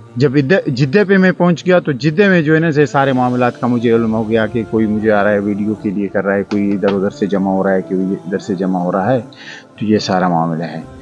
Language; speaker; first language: Urdu; non-native, local second language; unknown